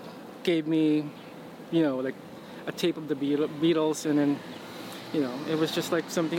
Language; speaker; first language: English; non-native, local second language; Filipino